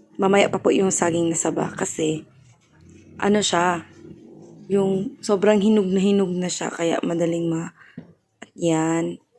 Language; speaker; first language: Filipino; non-native, local second language; Cebuano